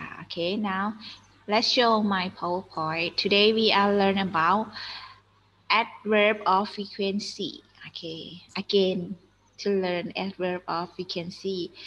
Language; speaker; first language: English; non-native, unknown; Thai